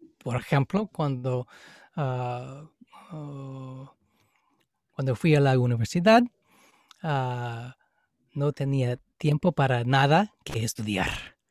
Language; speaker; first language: Spanish; non-native, fluent; English